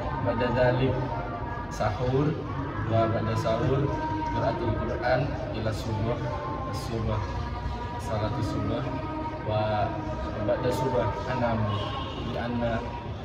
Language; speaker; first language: Arabic; non-native, learner; Indonesian